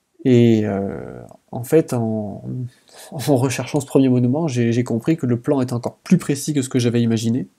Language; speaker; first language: French; native; French